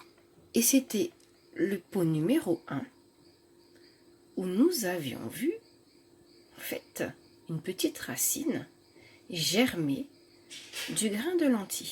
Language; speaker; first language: French; native; French